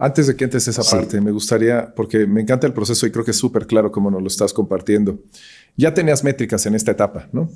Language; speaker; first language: Spanish; native; Spanish